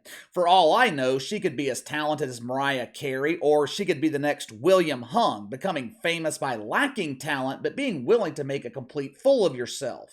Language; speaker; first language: English; native; English